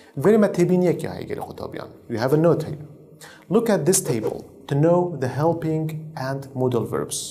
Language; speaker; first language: English; non-native, fluent; Central Kurdish